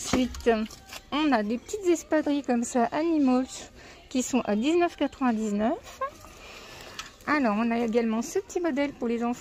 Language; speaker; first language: French; native; French